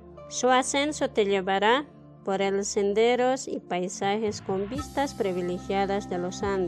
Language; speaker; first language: Spanish; native; Spanish